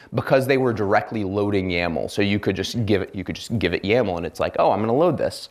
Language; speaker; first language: English; native; English